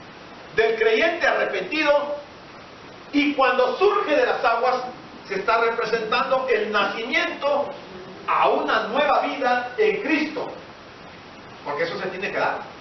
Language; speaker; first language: Spanish; native; Spanish